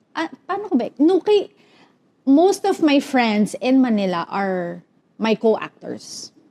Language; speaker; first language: Filipino; native; Filipino